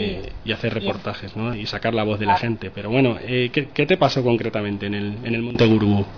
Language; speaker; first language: Spanish; native; Spanish